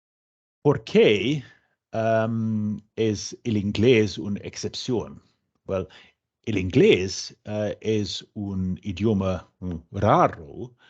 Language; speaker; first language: Spanish; non-native, fluent; English